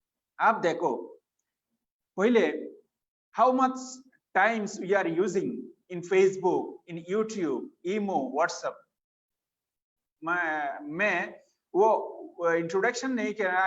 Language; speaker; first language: Hindi; non-native, fluent; Bangla